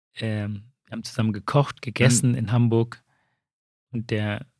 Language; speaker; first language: German; early bilingual, other home language; Sinhala